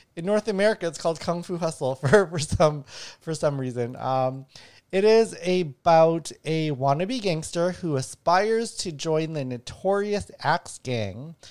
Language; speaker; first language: English; native; English